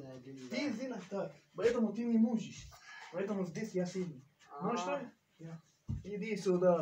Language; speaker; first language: Russian; non-native, learner; Turkish